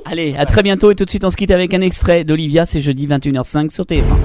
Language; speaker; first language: French; native; French